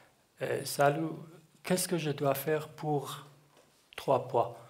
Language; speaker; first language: French; non-native, learner; Kurdish